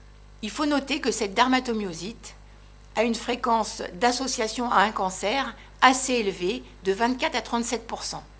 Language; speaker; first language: French; native; French